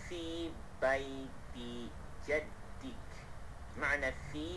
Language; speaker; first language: Arabic; non-native, fluent; Malay